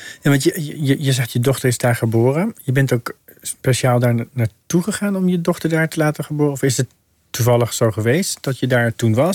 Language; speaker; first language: Dutch; native; Dutch